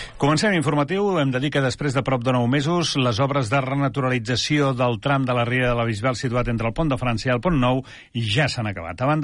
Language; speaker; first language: Catalan; native; Catalan